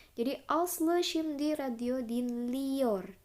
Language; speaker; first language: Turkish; non-native, fluent; Indonesian